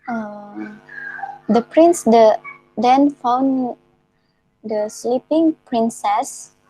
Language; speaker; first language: English; non-native, learner; Indonesian